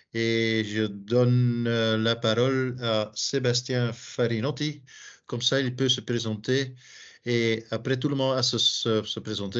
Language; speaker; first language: French; non-native, local second language; Dutch